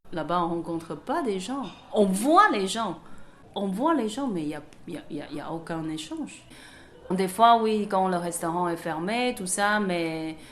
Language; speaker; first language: French; non-native, fluent; Chinese